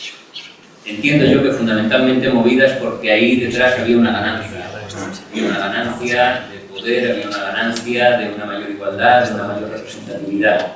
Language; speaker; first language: Spanish; non-native, local second language; Catalan